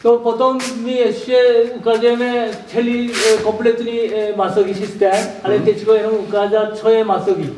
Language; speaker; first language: Czech; non-native, learner; Korean